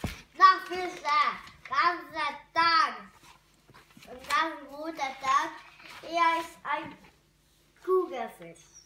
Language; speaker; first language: German; non-native, learner; Hungarian